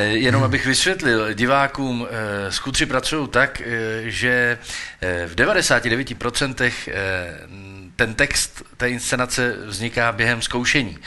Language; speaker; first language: Czech; native; Czech